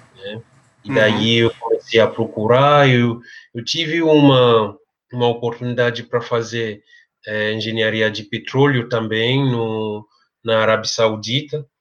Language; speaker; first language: Portuguese; non-native, fluent; French